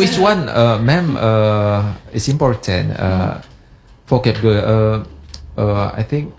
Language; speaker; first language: English; non-native, learner; Indonesian